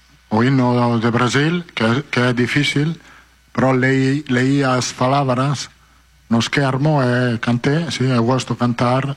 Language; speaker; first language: Portuguese; non-native, fluent; Italian